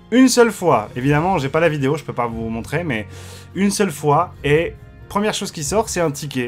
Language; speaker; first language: French; native; French